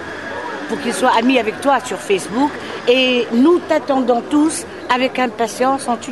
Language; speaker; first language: French; non-native, local second language; Arabic